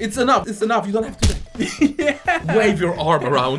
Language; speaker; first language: English; non-native, fluent; Polish